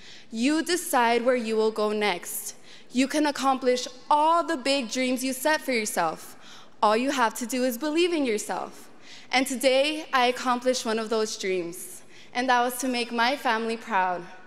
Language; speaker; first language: English; early bilingual, other home language; Spanish